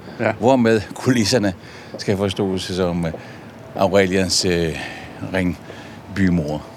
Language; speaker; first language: Danish; non-native, fluent; Italian